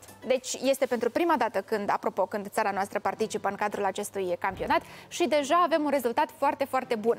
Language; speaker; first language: Romanian; native; Romanian